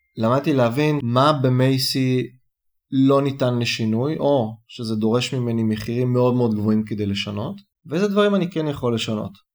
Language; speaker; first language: Hebrew; native; Hebrew